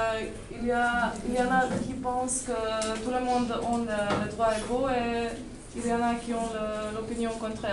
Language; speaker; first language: French; non-native, learner; Macedonian